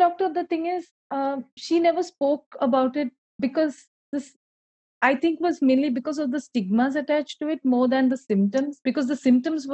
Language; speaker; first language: English; non-native, local second language; Malayalam